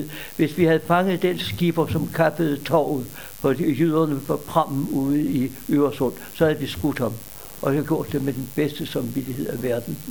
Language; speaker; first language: Danish; native; Danish